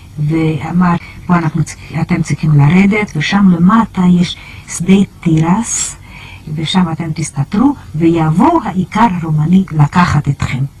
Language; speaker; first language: Hebrew; non-native, fluent; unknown